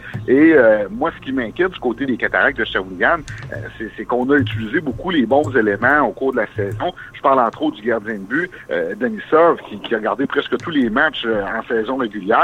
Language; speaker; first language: French; native; French